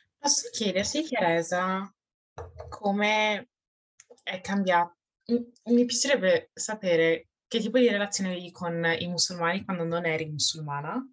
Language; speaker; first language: Italian; early bilingual, other home language; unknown